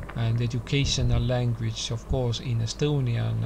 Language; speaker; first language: English; non-native, learner; Estonian